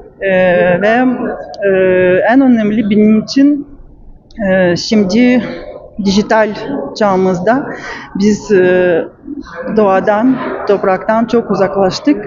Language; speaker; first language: Turkish; non-native, learner; Russian